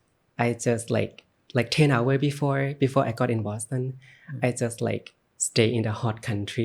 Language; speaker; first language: English; non-native, learner; Thai